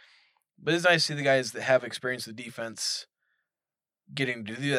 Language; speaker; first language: English; native; English